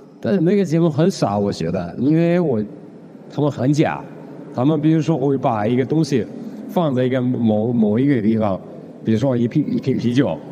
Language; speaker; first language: Chinese; non-native, fluent; Russian